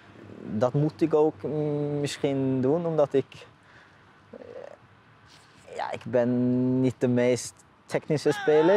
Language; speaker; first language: Dutch; non-native, fluent; Norwegian